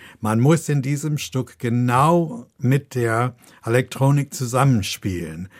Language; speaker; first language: German; non-native, fluent; English